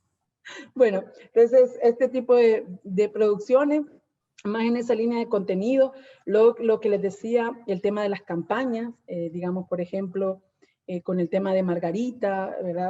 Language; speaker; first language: Spanish; native; Spanish